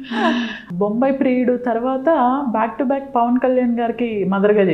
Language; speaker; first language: Telugu; native; Telugu